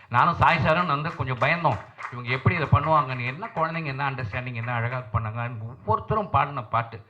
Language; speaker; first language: Tamil; non-native, local second language; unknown